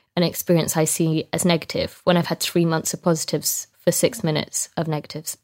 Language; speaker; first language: English; native; English